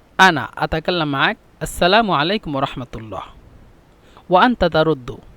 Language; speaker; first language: Egyptian Arabic; non-native, fluent; Bangla